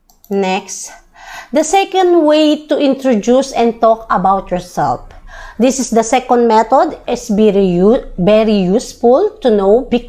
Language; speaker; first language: English; non-native, local second language; Filipino